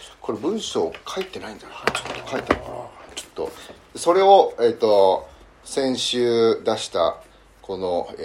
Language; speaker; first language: Japanese; early bilingual, heritage; Japanese